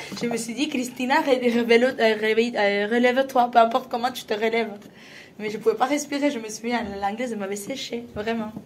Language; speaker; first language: French; non-native, fluent; Spanish